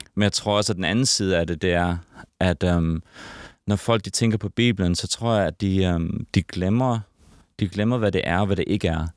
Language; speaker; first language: Danish; native; Danish